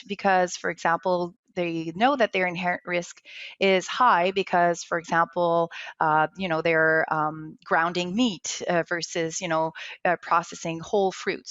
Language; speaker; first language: English; non-native, local second language; French